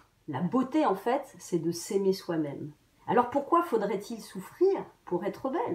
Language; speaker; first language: French; native; French